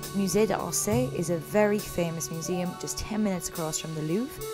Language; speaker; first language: English; native; English